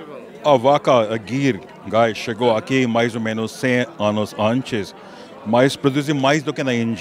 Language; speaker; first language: Portuguese; non-native, fluent; Hindi